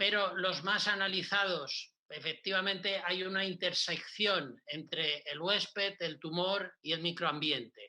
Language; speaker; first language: Spanish; native; Spanish